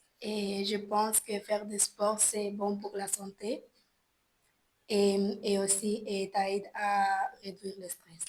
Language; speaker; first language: French; non-native, learner; Spanish